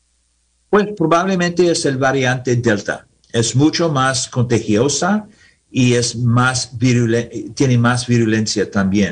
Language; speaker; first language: Spanish; non-native, learner; English